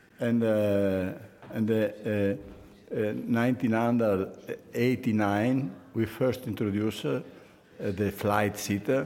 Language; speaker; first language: English; non-native, fluent; Italian